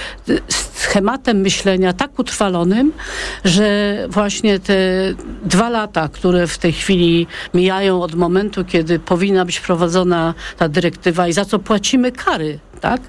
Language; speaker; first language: Polish; native; Polish